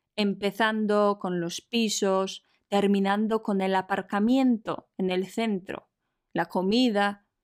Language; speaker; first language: Spanish; non-native, fluent; Polish